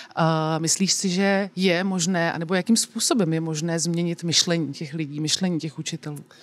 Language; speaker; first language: Czech; native; Czech